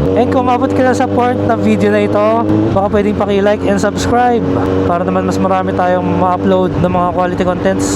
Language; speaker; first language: Filipino; native; Filipino